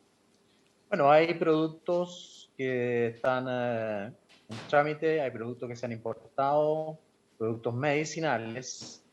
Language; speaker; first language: Spanish; native; Spanish